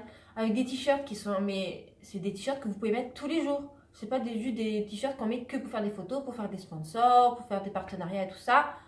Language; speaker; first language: French; native; French